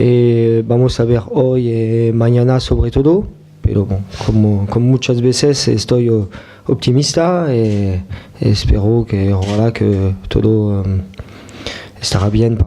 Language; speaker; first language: Spanish; non-native, fluent; French